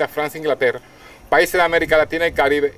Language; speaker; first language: Spanish; native; Spanish